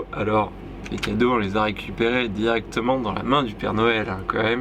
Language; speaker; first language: French; native; French